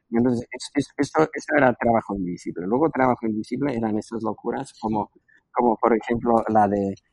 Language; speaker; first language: Spanish; non-native, fluent; Slovak